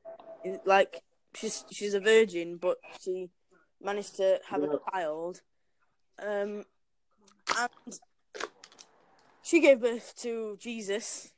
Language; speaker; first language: English; native; English